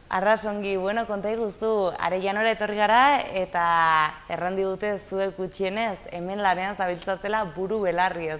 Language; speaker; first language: Basque; native; Basque